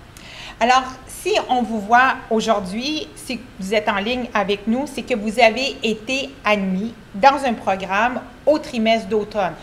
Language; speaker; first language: French; native; French